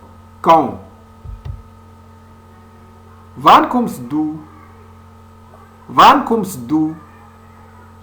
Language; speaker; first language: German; non-native, fluent; French